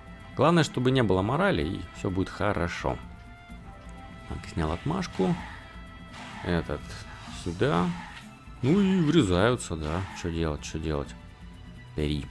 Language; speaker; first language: Russian; native; Russian